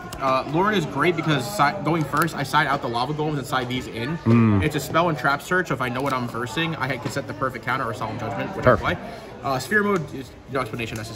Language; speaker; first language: English; native; English